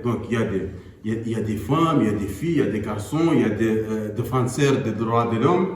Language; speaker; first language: French; non-native, local second language; Arabic